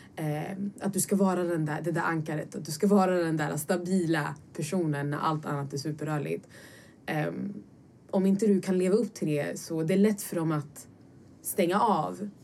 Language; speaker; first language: Swedish; early bilingual, other home language; Somali